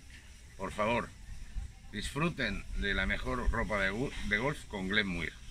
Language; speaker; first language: Spanish; native; Spanish